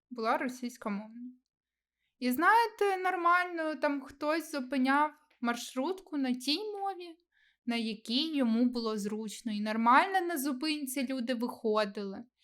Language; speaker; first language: Ukrainian; non-native, local second language; Russian